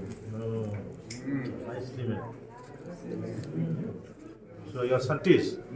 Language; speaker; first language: English; non-native, local second language; Bodo